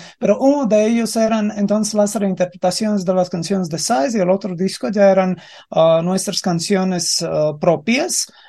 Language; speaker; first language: Spanish; non-native, fluent; Latvian